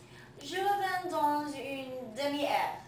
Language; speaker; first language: French; non-native, learner; English